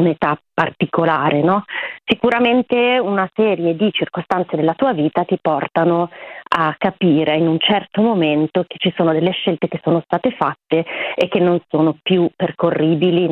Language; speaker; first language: Italian; native; Italian